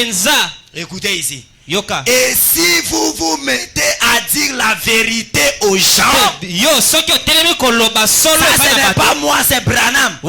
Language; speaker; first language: Haitian Creole; non-native, local second language; Lingala